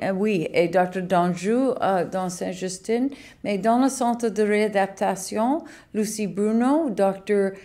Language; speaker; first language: French; non-native, learner; English